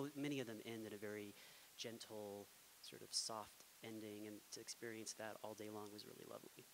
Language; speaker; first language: English; native; English